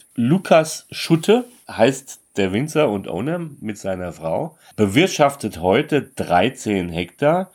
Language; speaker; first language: German; native; German